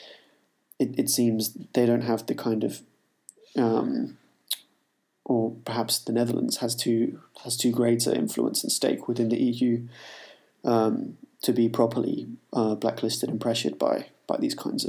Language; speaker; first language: English; native; English